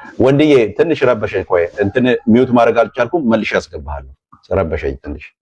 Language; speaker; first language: Amharic; native; Amharic